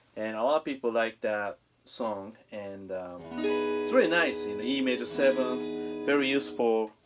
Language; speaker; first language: English; non-native, fluent; Japanese